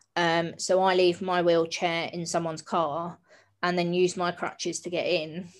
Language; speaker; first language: English; native; English